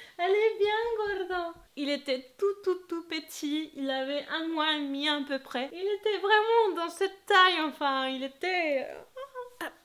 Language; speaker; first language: French; non-native, fluent; Spanish